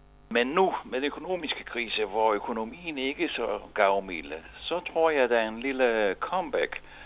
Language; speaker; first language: Danish; non-native, fluent; Italian